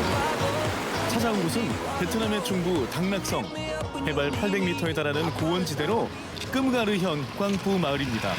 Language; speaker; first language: Korean; native; Korean